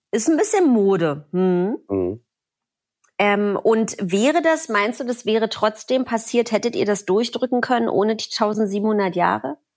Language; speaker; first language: German; native; German